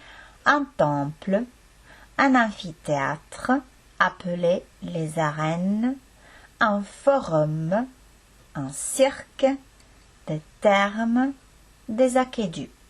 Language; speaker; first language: French; non-native, fluent; Estonian